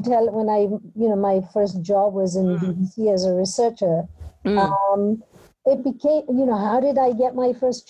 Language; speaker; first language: English; native; English